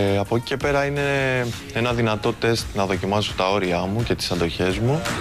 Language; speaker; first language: Greek; native; Greek